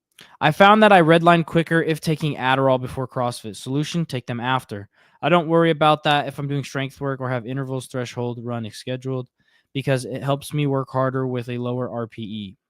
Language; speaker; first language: English; native; English